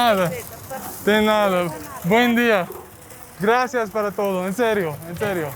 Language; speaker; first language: Spanish; non-native, learner; English